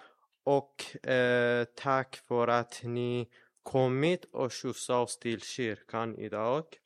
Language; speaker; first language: Swedish; non-native, fluent; Persian